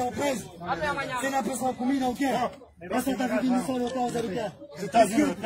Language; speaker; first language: Portuguese; non-native, learner; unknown